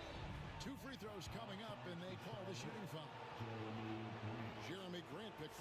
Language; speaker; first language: English; native; English